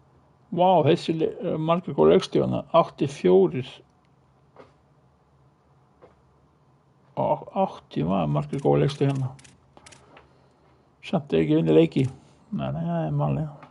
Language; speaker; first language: Icelandic; non-native, learner; Norwegian